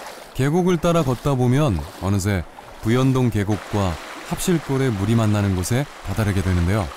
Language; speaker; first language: Korean; native; Korean